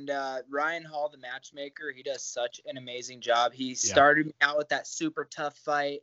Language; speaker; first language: English; native; English